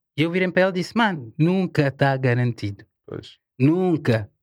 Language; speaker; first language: Portuguese; non-native, fluent; French